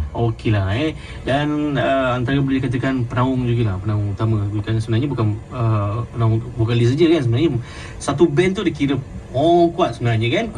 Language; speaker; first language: Malay; native; Malay